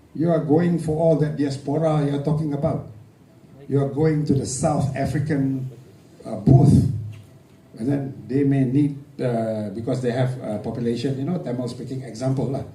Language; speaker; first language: English; non-native, local second language; Malay